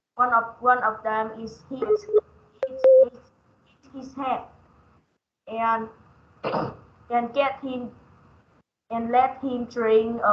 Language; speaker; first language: English; non-native, learner; Vietnamese